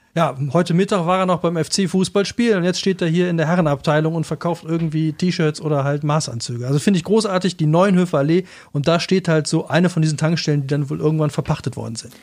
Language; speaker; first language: German; native; German